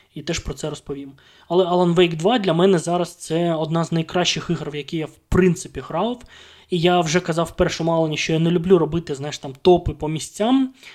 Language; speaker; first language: Ukrainian; non-native, local second language; Russian